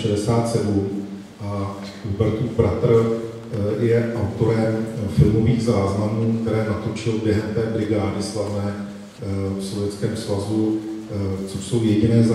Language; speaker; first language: Czech; native; Czech